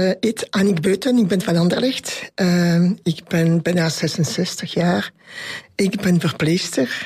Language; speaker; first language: Dutch; non-native, local second language; French